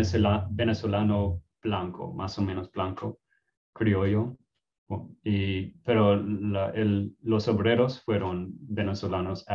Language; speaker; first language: Spanish; non-native, fluent; English